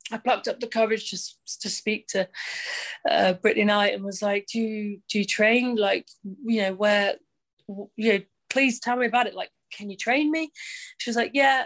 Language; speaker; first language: English; native; English